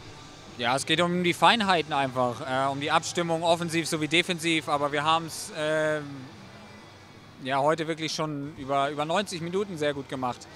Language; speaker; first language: German; native; German